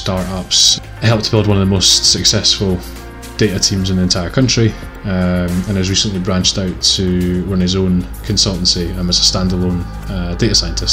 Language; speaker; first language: English; native; English